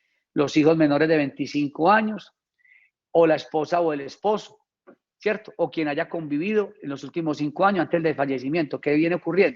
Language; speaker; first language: Spanish; native; Spanish